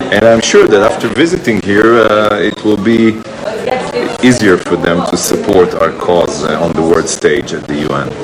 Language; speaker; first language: English; non-native, fluent; Hebrew